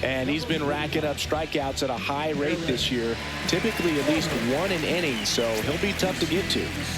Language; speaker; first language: English; native; English